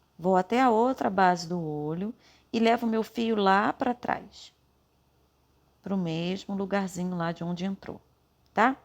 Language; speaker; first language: Portuguese; native; Portuguese